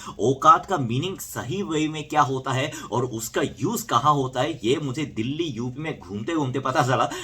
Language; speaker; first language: Hindi; non-native, fluent; Korean